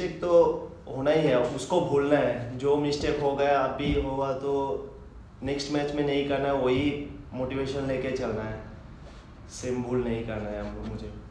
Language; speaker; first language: Hindi; non-native, local second language; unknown